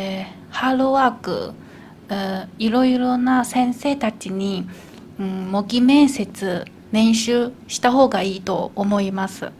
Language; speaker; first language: Japanese; non-native, fluent; Chinese